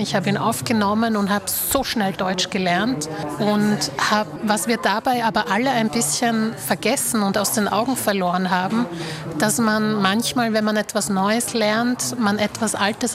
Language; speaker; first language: German; early bilingual, other home language; Slovak